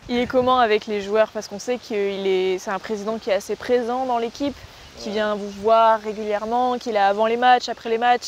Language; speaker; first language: French; native; French